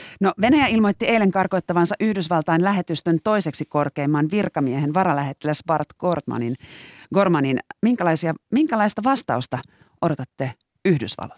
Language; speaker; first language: Finnish; native; Finnish